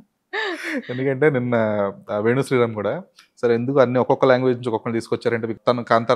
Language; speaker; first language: Telugu; native; Telugu